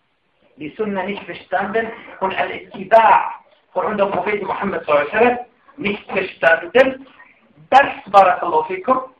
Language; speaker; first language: German; non-native, fluent; Arabic